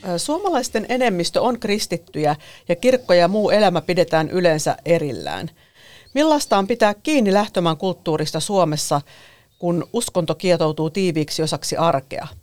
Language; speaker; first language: Finnish; native; Finnish